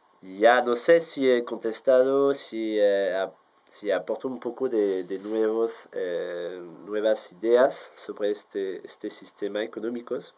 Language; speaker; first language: Spanish; non-native, fluent; French